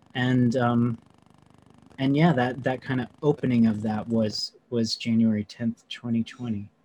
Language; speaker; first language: English; native; English